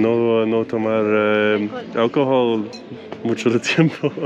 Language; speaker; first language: Spanish; non-native, learner; English